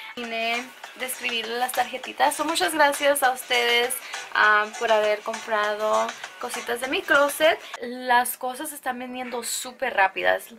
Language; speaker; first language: Spanish; early bilingual, heritage; Spanish